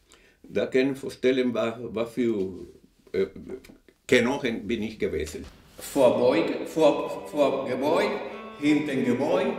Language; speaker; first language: German; non-native, fluent; Spanish